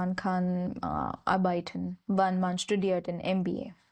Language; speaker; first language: German; non-native, learner; Marathi